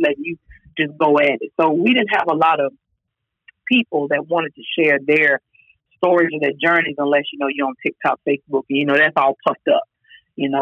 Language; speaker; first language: English; native; English